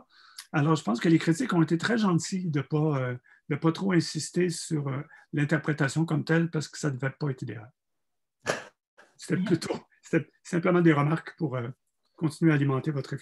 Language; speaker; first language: French; native; French